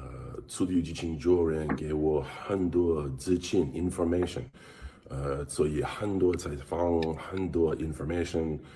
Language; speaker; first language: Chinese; non-native, learner; English